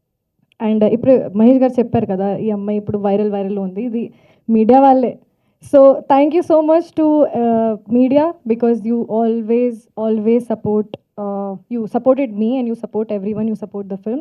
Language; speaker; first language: Telugu; non-native, fluent; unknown